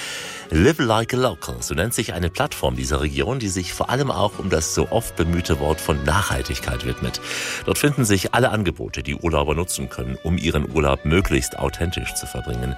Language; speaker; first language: German; native; German